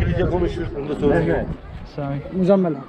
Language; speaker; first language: Turkish; non-native, learner; Rohingya